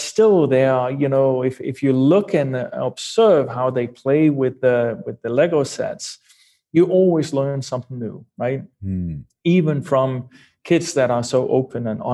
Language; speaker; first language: English; non-native, fluent; Danish